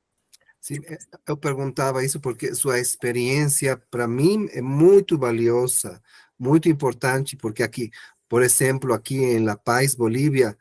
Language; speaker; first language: Portuguese; non-native, learner; Spanish